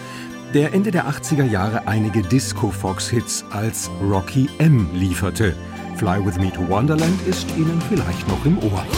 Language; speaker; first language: German; native; German